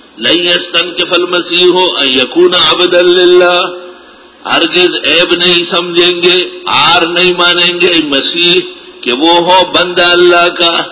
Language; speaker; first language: Urdu; non-native, local second language; Pashto